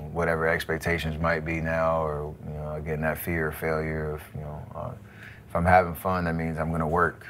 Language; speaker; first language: English; native; English